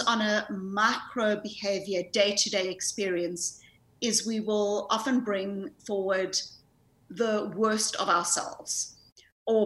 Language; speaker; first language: English; native; English